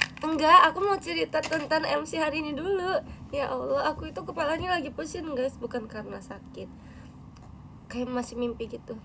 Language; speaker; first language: Indonesian; non-native, fluent; Japanese